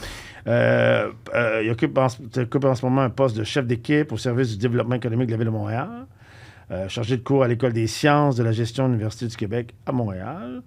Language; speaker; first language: French; native; French